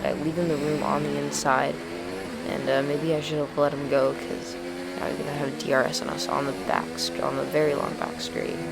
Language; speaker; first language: English; native; English